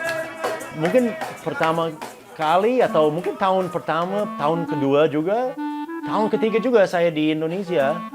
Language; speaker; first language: Indonesian; non-native, fluent; English